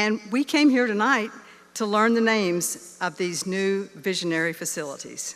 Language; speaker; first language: English; native; English